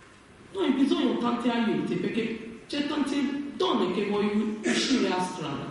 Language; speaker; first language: Italian; non-native, learner; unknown